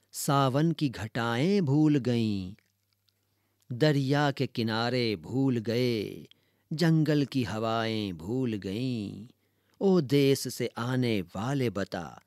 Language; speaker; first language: Urdu; native; Urdu